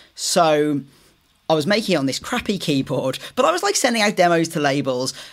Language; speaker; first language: English; native; English